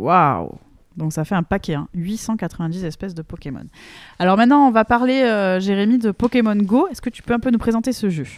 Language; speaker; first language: French; native; French